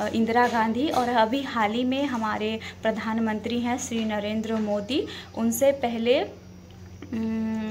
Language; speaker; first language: Hindi; native; Hindi